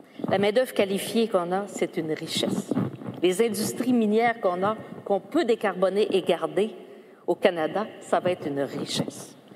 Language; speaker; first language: French; native; French